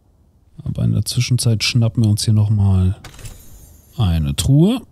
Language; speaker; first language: German; native; German